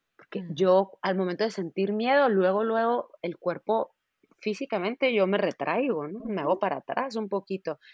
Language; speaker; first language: Spanish; native; Spanish